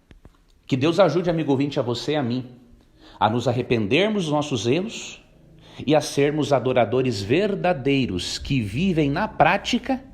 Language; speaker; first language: Portuguese; native; Portuguese